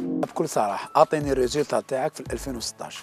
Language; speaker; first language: Arabic; native; Arabic